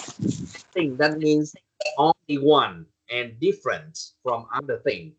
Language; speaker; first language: English; non-native, learner; Vietnamese